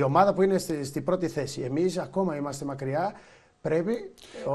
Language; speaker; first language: Greek; non-native, fluent; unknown